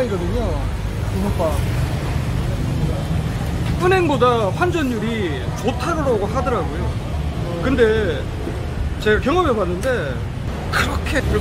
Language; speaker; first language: Korean; native; Korean